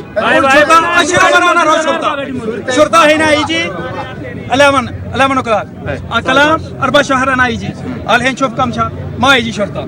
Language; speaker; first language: Arabic; non-native, learner; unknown